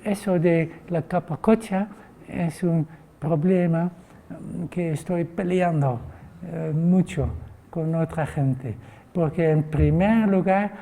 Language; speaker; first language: Spanish; non-native, fluent; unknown